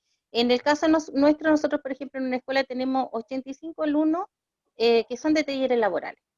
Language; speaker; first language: Spanish; native; Spanish